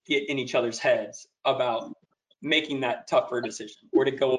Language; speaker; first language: English; native; English